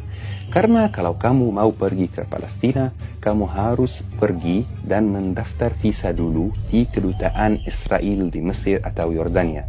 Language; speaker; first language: Indonesian; non-native, fluent; Arabic